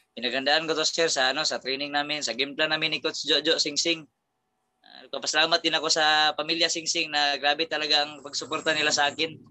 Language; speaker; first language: Filipino; non-native, local second language; Cebuano